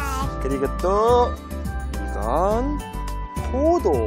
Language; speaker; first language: Korean; native; Korean